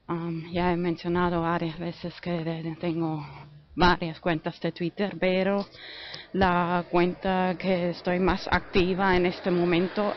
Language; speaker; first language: Spanish; non-native, fluent; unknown